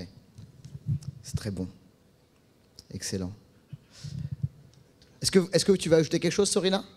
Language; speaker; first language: French; native; French